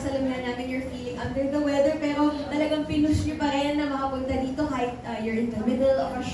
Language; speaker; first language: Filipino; native; Filipino